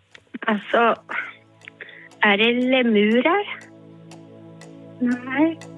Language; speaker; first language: Swedish; native; Swedish